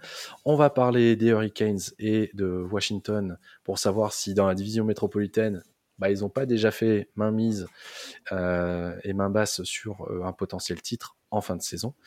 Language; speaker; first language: French; native; French